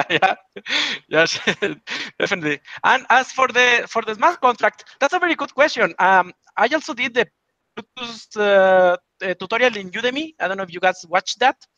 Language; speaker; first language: English; non-native, fluent; Spanish